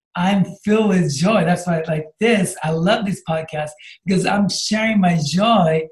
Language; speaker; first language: English; non-native, fluent; Japanese